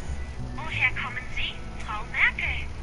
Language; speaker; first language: German; non-native, learner; English